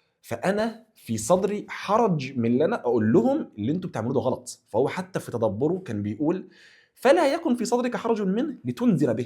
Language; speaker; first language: Arabic; native; Arabic